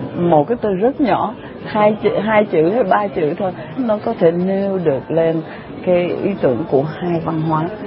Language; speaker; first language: Vietnamese; early bilingual, other home language; French